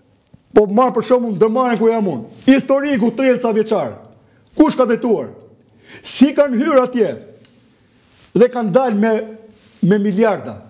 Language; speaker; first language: Albanian; native; Albanian